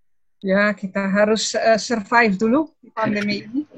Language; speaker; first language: Indonesian; non-native, fluent; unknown